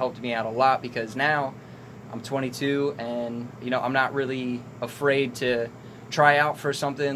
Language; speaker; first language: English; native; English